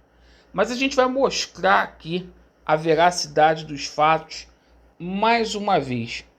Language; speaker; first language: Portuguese; native; Portuguese